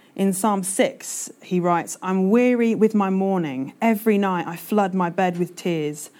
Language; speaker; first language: English; native; English